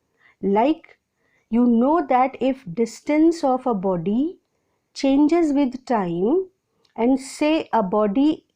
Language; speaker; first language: English; non-native, local second language; Hindi